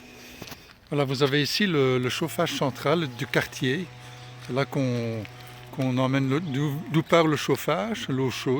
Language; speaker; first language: French; native; French